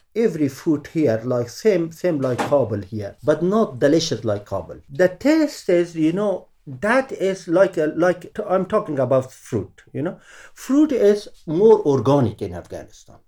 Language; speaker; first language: English; non-native, learner; Persian